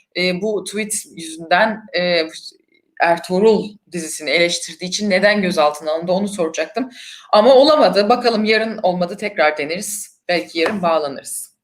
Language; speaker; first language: Turkish; native; Turkish